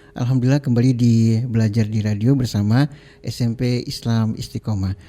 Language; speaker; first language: Indonesian; native; Indonesian